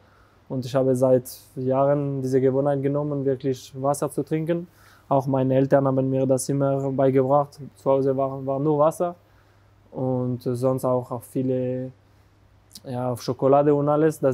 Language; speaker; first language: German; non-native, local second language; French